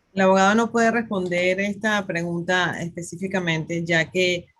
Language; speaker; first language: Spanish; native; Spanish